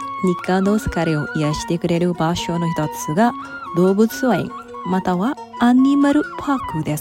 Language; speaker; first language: Japanese; non-native, fluent; Indonesian